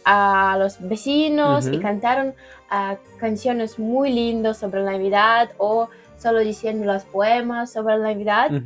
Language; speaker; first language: Spanish; non-native, learner; Ukrainian